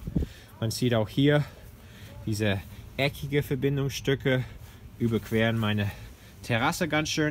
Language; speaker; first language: German; non-native, fluent; English